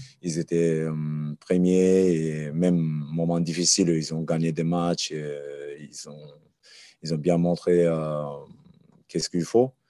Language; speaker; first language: French; non-native, learner; Japanese